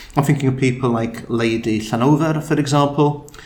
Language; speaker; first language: English; native; English